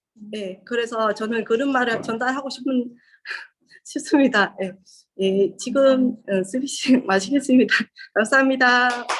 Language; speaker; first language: Korean; non-native, learner; Vietnamese